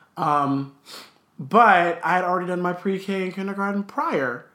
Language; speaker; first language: English; native; English